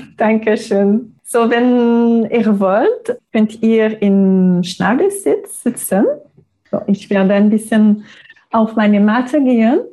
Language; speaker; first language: German; non-native, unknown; French